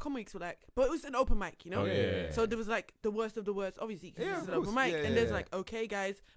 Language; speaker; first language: English; non-native, fluent; Dutch